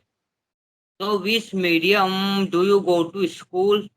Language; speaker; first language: English; non-native, learner; Hindi